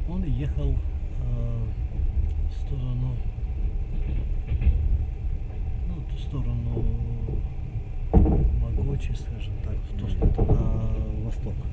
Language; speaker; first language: Russian; native; Russian